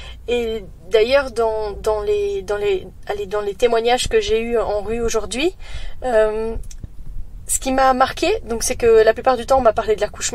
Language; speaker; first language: French; native; French